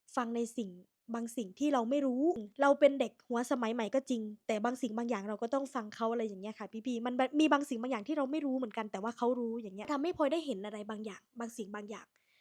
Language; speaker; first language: Thai; native; Thai